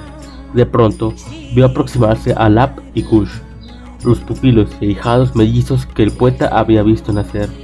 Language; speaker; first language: Spanish; native; Spanish